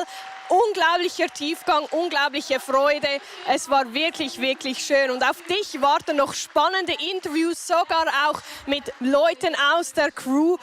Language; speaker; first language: German; native; German